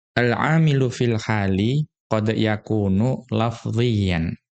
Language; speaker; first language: Arabic; non-native, fluent; Indonesian